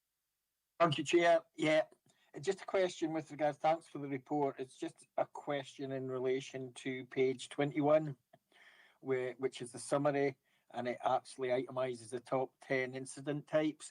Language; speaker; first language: English; native; English